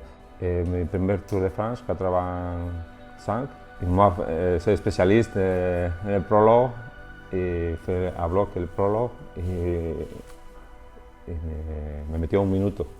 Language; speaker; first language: French; non-native, learner; Spanish